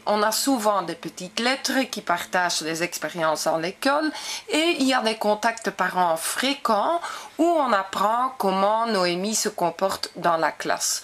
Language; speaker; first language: French; non-native, local second language; Dutch